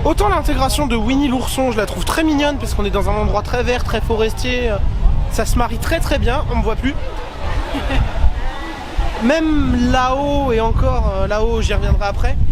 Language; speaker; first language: French; native; French